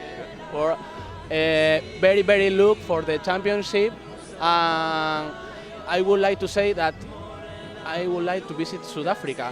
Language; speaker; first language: English; non-native, learner; Spanish